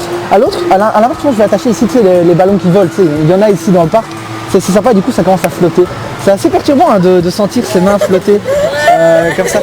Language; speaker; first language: French; native; French